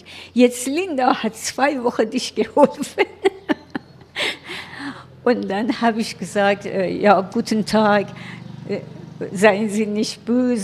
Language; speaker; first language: German; non-native, learner; Persian